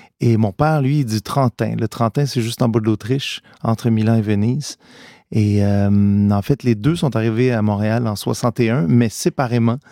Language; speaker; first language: French; early bilingual, other home language; Italian